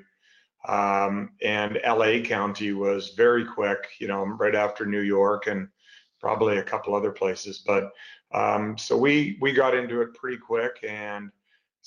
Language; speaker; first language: English; native; English